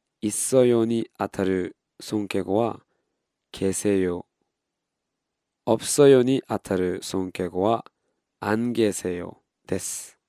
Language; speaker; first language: Japanese; non-native, fluent; Korean